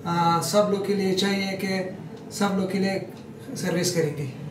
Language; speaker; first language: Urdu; non-native, learner; Persian